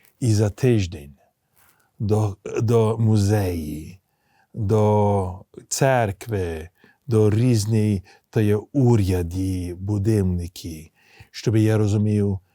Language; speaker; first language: Ukrainian; early bilingual, heritage; English